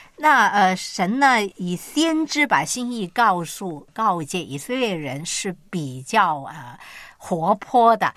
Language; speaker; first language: Chinese; non-native, local second language; Cantonese